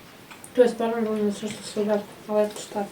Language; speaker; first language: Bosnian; non-native, learner; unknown